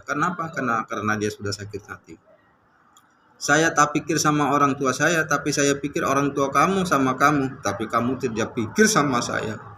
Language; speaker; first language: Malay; non-native, learner; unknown